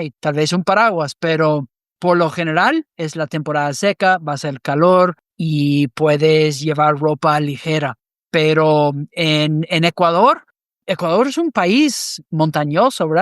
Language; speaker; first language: Spanish; non-native, fluent; English